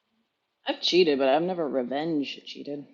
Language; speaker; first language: English; native; English